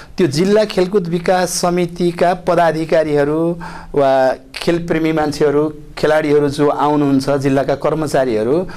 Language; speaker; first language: Nepali; native; Nepali